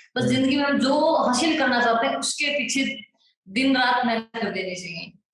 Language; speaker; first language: Hindi; native; Hindi